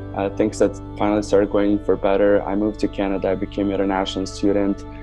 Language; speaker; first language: English; non-native, fluent; Serbian